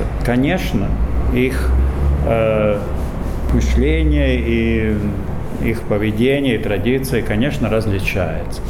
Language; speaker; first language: Russian; non-native, fluent; Latvian